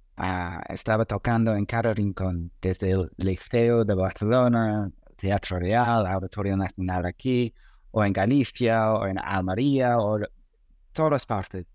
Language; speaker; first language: Spanish; non-native, fluent; English